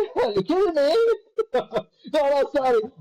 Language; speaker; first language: English; non-native, learner; Italian